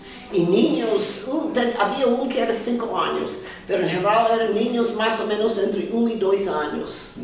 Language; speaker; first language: Spanish; non-native, fluent; Portuguese